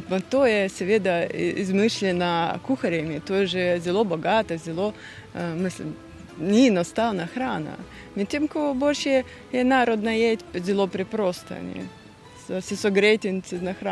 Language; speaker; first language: Slovenian; non-native, fluent; Russian